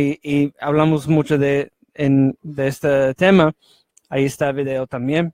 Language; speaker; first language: Spanish; non-native, fluent; English